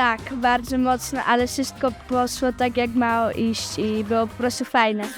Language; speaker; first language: Polish; early bilingual, heritage; Polish